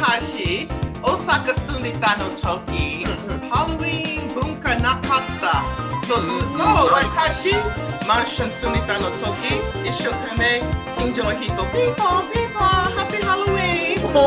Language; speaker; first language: Japanese; non-native, learner; English